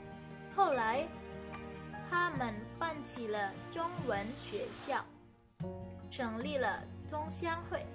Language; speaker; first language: Chinese; non-native, fluent; Indonesian